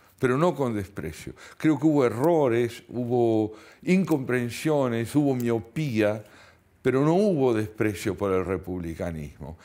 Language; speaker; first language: Spanish; native; Spanish